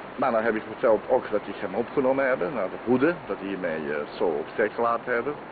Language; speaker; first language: Dutch; non-native, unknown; Croatian